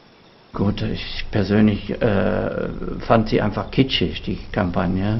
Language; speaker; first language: German; native; German